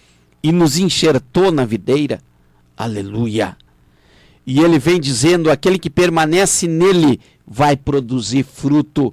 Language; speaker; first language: Portuguese; native; Portuguese